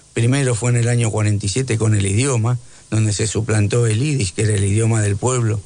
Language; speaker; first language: Spanish; native; Spanish